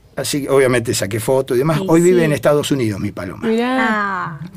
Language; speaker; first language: Spanish; native; Spanish